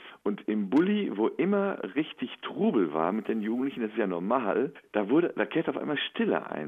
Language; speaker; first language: German; native; German